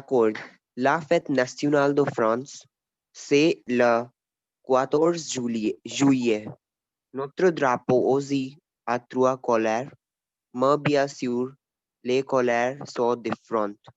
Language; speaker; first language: French; non-native, learner; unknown